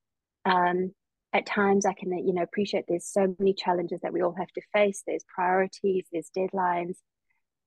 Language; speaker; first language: English; native; English